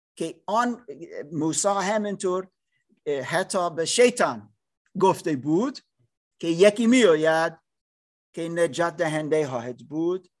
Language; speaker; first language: Persian; non-native, learner; English